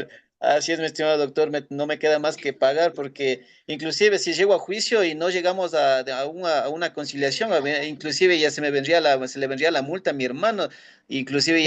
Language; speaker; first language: Spanish; native; Spanish